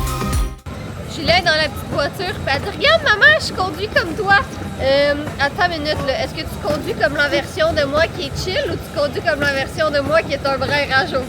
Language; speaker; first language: French; native; French